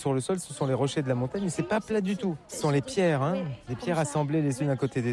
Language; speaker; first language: French; native; French